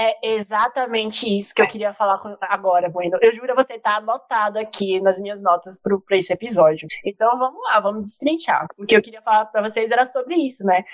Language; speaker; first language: Portuguese; native; Portuguese